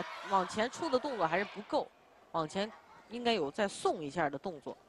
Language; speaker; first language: Chinese; native; Chinese